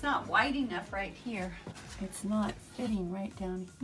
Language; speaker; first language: English; native; English